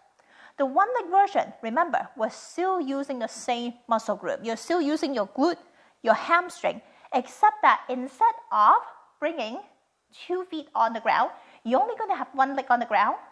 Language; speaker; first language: English; non-native, fluent; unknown